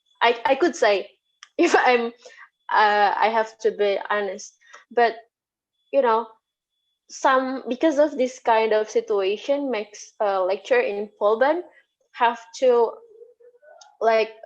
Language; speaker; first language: English; non-native, fluent; Indonesian